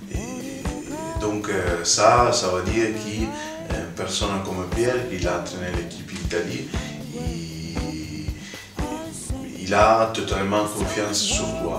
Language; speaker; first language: French; non-native, fluent; Italian